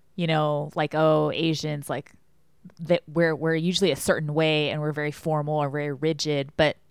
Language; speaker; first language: English; non-native, fluent; Chinese